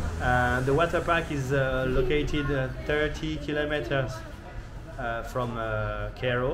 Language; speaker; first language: English; non-native, fluent; French